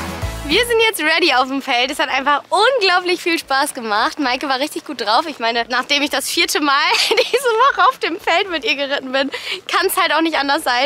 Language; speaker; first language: German; native; German